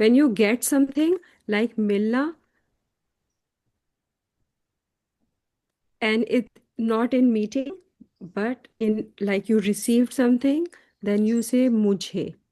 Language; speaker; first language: English; non-native, local second language; Hindi